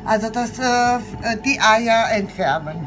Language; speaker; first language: German; non-native, learner; Greek